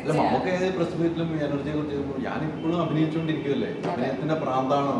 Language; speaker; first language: Malayalam; native; Malayalam